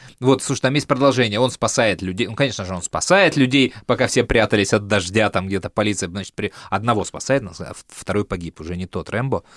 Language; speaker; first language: Russian; native; Russian